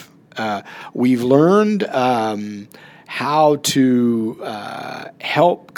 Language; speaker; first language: English; native; English